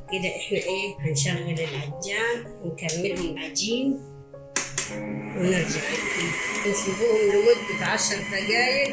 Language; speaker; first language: Arabic; native; Arabic